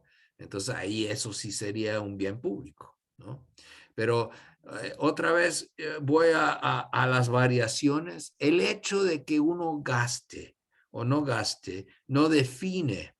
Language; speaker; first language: Spanish; non-native, fluent; English